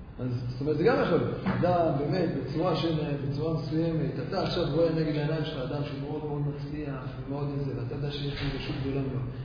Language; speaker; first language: Hebrew; native; Hebrew